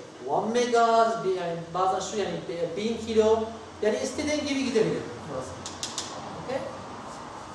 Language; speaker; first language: Turkish; non-native, learner; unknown